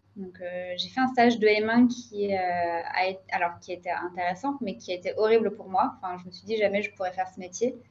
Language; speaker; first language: French; native; French